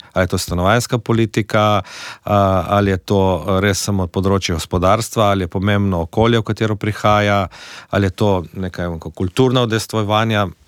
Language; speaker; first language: Slovenian; native; Slovenian